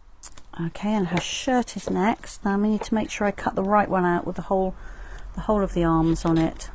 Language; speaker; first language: English; native; English